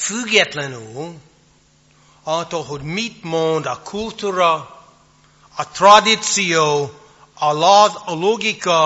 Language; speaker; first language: Hungarian; non-native, fluent; English